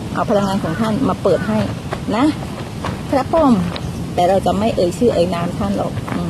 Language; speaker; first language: Thai; non-native, local second language; Northern Khmer